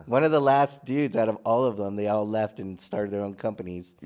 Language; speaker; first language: English; native; English